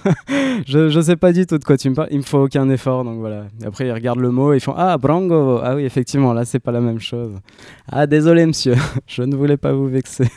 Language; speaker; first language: French; native; French